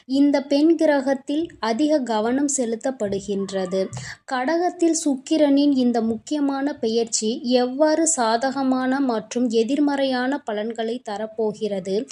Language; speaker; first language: Tamil; native; Tamil